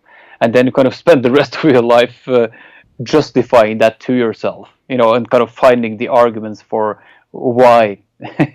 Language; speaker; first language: English; non-native, fluent; Norwegian